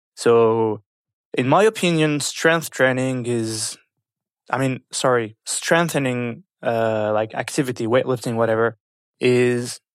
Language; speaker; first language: English; non-native, fluent; French